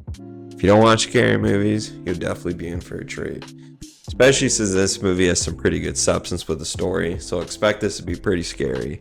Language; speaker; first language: English; native; English